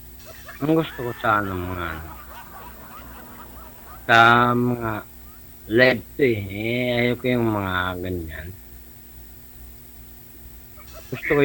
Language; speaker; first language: Filipino; non-native, local second language; Cebuano